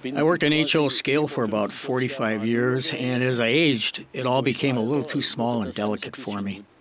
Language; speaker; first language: English; non-native, fluent; German